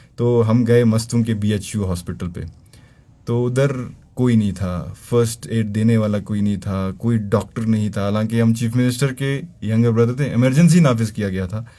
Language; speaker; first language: Urdu; non-native, local second language; Brahui